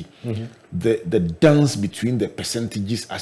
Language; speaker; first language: English; non-native, local second language; Akan